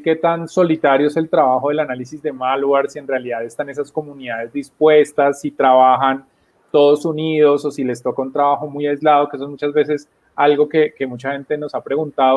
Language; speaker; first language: Spanish; native; Spanish